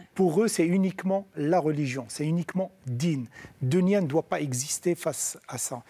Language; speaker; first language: French; non-native, local second language; Arabic